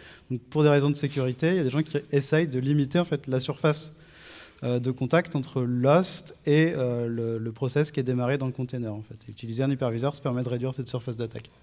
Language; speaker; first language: French; native; French